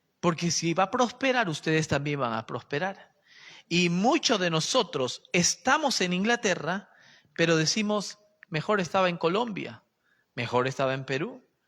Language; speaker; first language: Spanish; native; Spanish